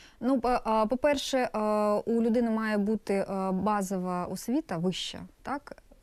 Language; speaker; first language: Ukrainian; non-native, local second language; Russian